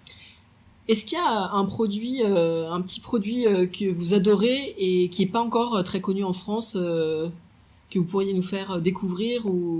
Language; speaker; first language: French; native; French